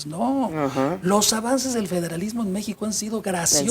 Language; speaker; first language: Spanish; native; Spanish